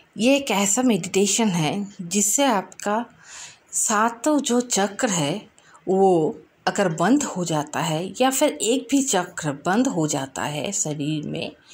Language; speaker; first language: Hindi; non-native, local second language; Bangla